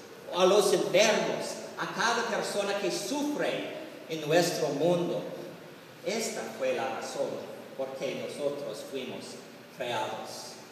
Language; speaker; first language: Spanish; non-native, learner; English